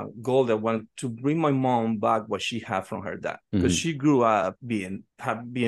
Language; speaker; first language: English; non-native, fluent; Spanish